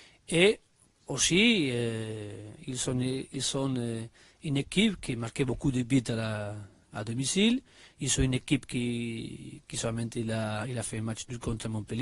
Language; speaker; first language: French; non-native, learner; Spanish